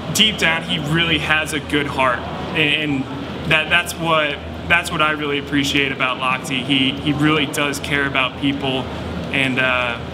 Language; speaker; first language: English; native; English